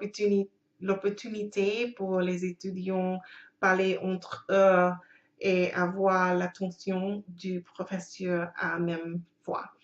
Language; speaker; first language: French; non-native, learner; English